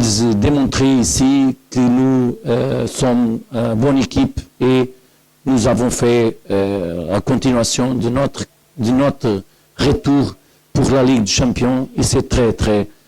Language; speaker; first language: French; non-native, learner; Portuguese